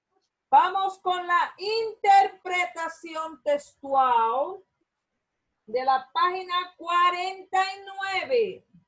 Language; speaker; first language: Spanish; non-native, learner; Portuguese